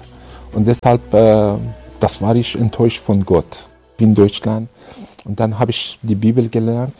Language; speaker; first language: German; non-native, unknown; Persian